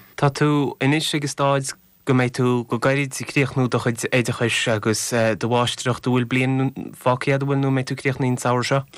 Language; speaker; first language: Irish; native; Irish